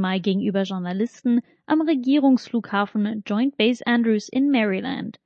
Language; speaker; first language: German; native; German